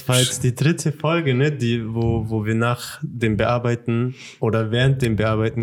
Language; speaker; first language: German; early bilingual, other home language; Turkish